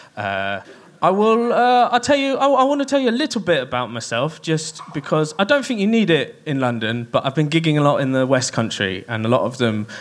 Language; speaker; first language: English; native; English